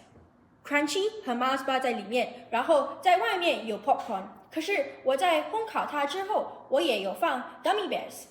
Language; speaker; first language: Chinese; non-native, learner; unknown